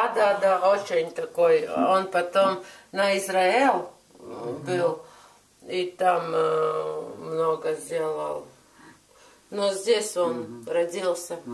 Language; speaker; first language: Russian; non-native, learner; Latvian